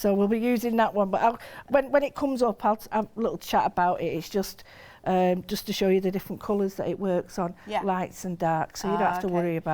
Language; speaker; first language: English; native; English